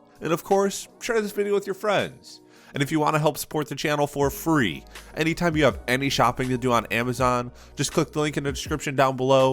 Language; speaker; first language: English; native; English